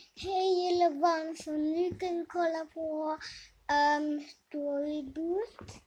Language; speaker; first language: Swedish; early bilingual, other home language; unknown